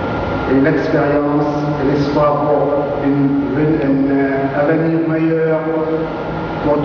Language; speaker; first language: French; non-native, fluent; Arabic